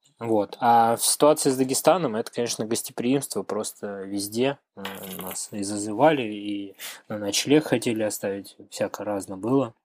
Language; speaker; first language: Russian; native; Russian